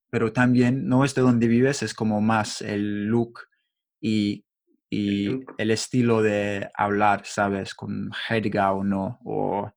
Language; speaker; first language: Spanish; non-native, learner; English